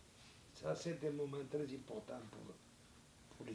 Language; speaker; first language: French; non-native, learner; Spanish